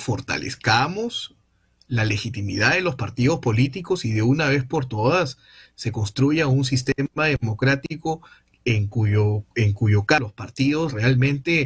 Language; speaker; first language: Spanish; native; Spanish